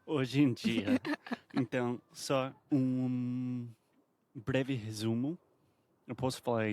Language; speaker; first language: Portuguese; non-native, fluent; English